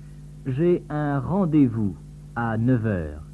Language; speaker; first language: French; non-native, fluent; English